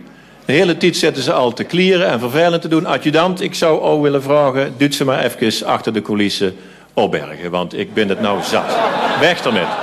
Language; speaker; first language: Dutch; native; Dutch